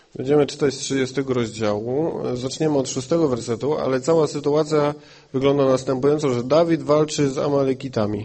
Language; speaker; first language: Polish; native; Polish